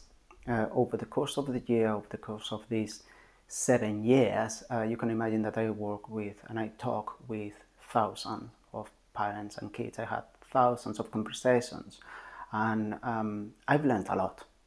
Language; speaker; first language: English; non-native, fluent; Spanish